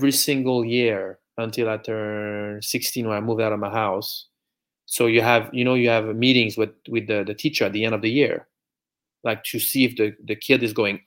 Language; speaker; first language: English; non-native, fluent; French